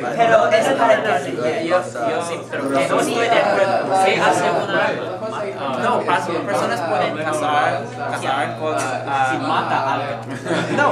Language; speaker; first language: Spanish; non-native, learner; English